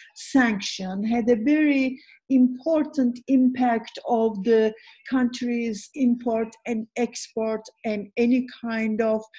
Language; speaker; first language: English; non-native, fluent; Turkish